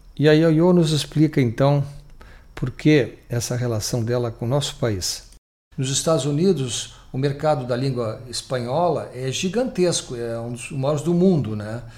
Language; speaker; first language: Portuguese; native; Portuguese